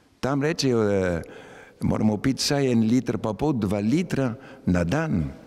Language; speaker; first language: Slovenian; early bilingual, heritage; Slovenian